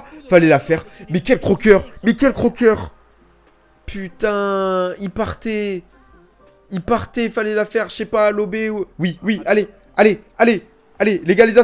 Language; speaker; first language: French; native; French